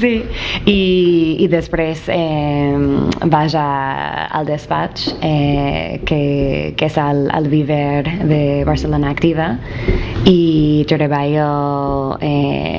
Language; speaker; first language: Catalan; non-native, learner; English